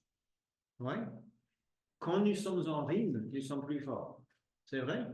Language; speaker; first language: French; non-native, fluent; English